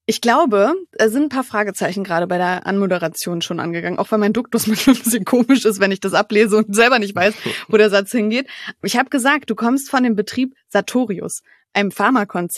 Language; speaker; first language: German; native; German